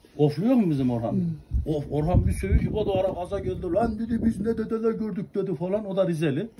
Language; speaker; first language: Turkish; native; Turkish